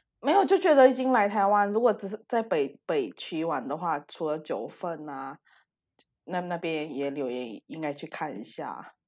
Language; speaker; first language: Chinese; early bilingual, heritage; Chinese